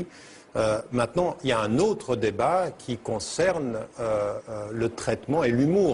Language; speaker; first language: French; early bilingual, heritage; French